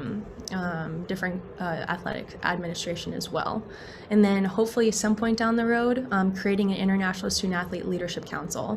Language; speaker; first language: English; native; English